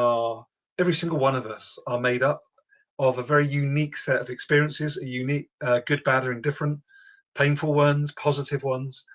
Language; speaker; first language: English; native; English